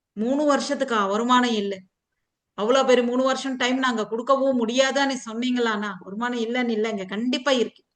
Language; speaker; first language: Tamil; non-native, fluent; Telugu